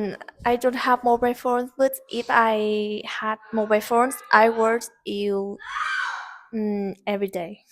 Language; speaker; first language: English; non-native, learner; Vietnamese